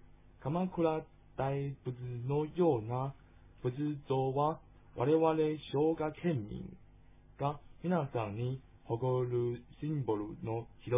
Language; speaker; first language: Japanese; non-native, learner; Chinese